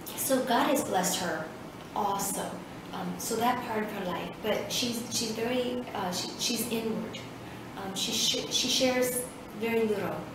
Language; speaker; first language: English; early bilingual, other home language; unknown